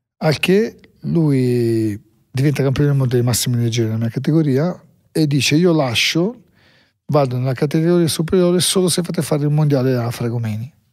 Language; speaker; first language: Italian; native; Italian